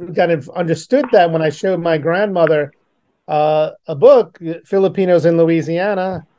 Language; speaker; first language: English; native; English